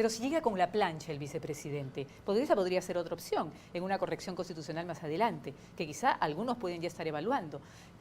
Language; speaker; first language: Spanish; native; Spanish